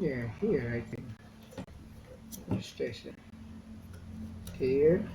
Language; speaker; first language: English; non-native, learner; Indonesian